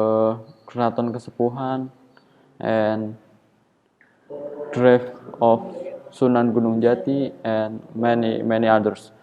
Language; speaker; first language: English; non-native, learner; Indonesian